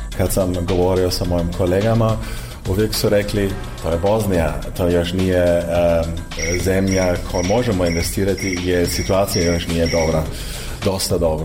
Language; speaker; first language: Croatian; early bilingual, heritage; Croatian